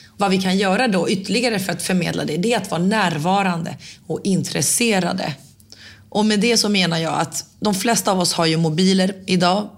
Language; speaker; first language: Swedish; early bilingual, other home language; Finnish